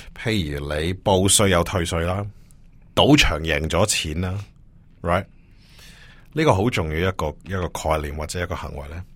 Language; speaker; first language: Cantonese; early bilingual, heritage; Cantonese